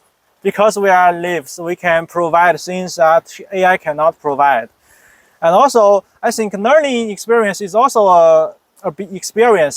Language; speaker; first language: English; non-native, fluent; Chinese